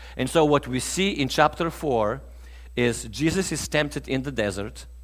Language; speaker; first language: English; non-native, fluent; Bulgarian